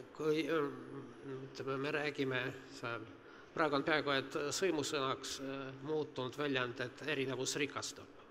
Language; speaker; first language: Estonian; non-native, local second language; Russian